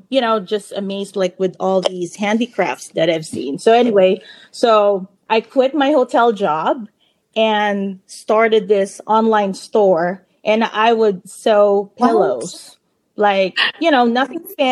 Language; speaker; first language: English; non-native, local second language; Filipino